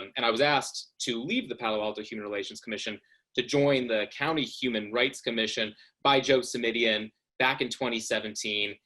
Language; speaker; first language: English; native; English